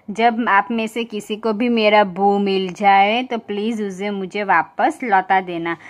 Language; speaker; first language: Hindi; non-native, local second language; Gujarati